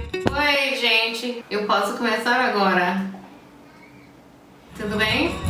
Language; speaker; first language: Portuguese; non-native, fluent; English